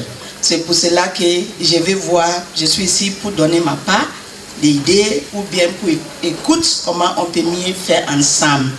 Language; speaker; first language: French; non-native, learner; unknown